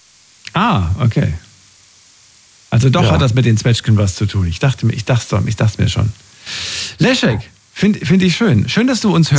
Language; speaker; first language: German; native; German